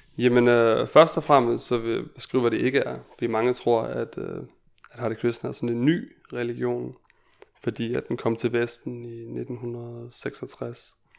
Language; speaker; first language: Danish; native; Danish